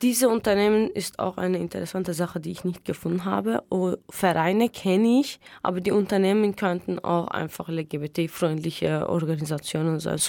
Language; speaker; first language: German; non-native, fluent; Turkish